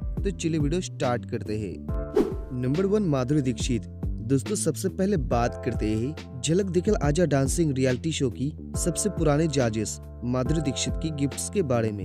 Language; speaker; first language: Hindi; native; Hindi